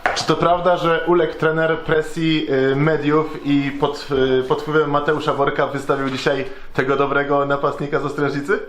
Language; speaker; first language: Polish; native; Polish